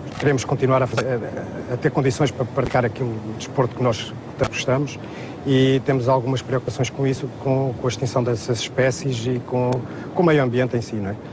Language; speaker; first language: Portuguese; native; Portuguese